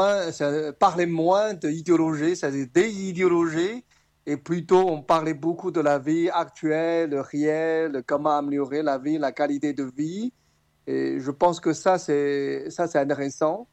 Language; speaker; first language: French; non-native, fluent; Chinese